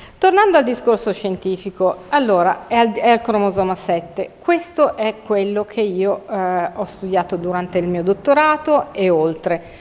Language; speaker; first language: Italian; native; Italian